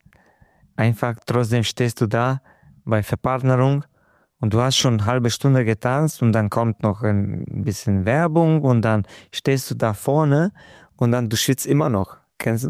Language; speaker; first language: German; non-native, local second language; Hungarian